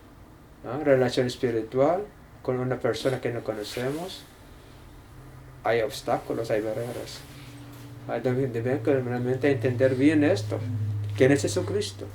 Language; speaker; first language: Spanish; non-native, learner; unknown